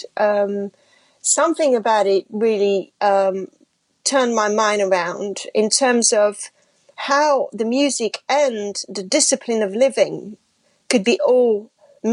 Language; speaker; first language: English; non-native, fluent; French